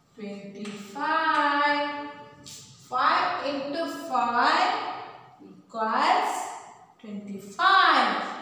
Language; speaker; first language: English; non-native, local second language; Kannada